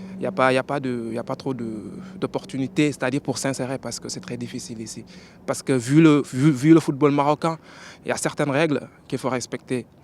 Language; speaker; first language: French; non-native, local second language; Wolof